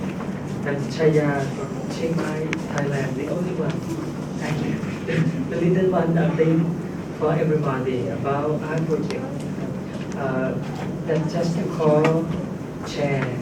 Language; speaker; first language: English; non-native, learner; Thai